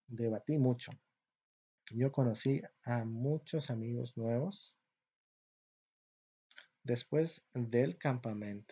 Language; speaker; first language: Spanish; non-native, fluent; English